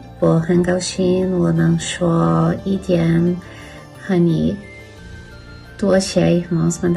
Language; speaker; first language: Chinese; non-native, learner; Portuguese